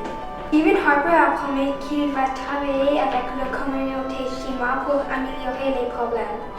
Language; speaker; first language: French; non-native, learner; English